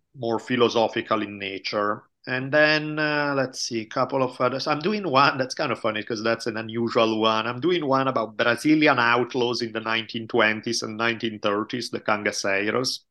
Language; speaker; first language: English; non-native, fluent; Italian